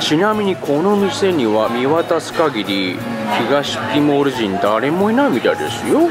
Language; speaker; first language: Japanese; native; Japanese